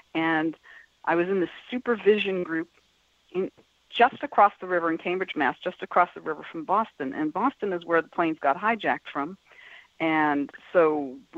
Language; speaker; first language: English; native; English